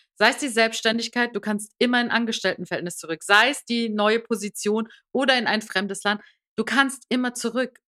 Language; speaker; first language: German; early bilingual, other home language; Persian